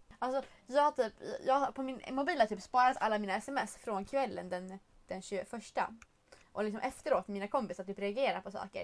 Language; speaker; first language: Swedish; native; Swedish